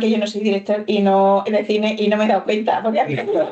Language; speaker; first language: Spanish; native; Spanish